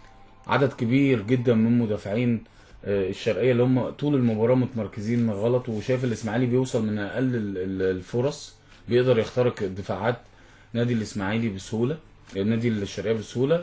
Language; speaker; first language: Arabic; native; Arabic